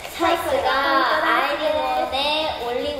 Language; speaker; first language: Japanese; non-native, learner; Korean